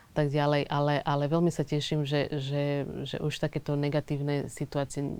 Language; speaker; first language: Slovak; early bilingual, other home language; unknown